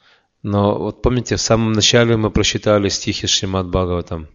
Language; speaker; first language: Russian; native; Russian